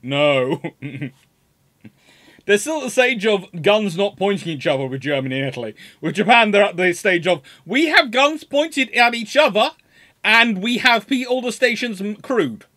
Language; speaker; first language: English; native; English